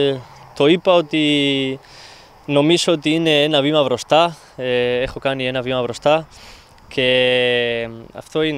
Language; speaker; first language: Greek; non-native, learner; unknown